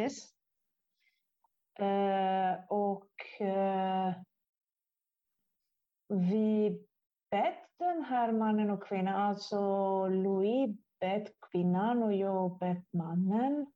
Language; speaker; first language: Swedish; non-native, fluent; Italian